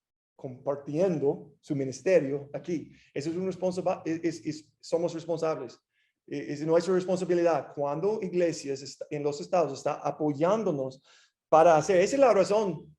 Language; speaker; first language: Spanish; non-native, fluent; English